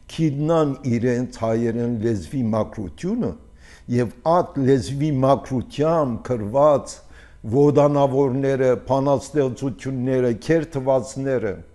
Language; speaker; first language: Armenian; early bilingual, heritage; Armenian